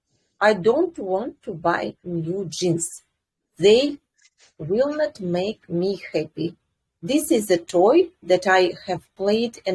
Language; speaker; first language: English; non-native, fluent; Russian